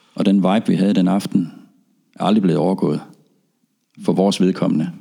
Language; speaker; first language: Danish; native; Danish